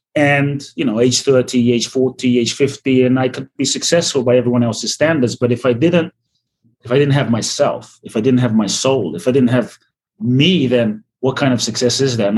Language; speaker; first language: English; native; English